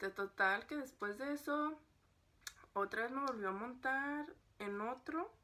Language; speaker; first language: Spanish; early bilingual, heritage; Spanish